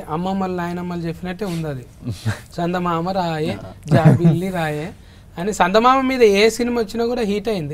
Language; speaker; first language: Telugu; native; Telugu